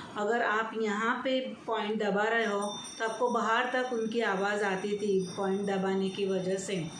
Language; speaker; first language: Hindi; non-native, local second language; Gujarati